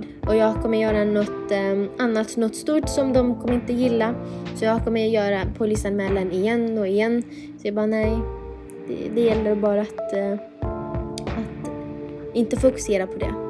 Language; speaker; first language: Swedish; non-native, fluent; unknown